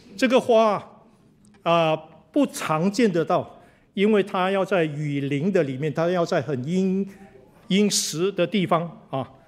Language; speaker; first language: Chinese; native; Chinese